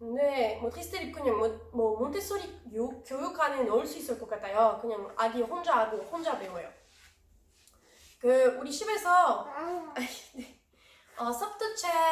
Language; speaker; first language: Korean; non-native, learner; French